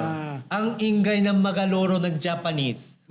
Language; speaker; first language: Filipino; non-native, learner; Japanese